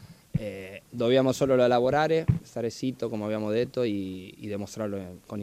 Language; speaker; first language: Italian; non-native, fluent; Spanish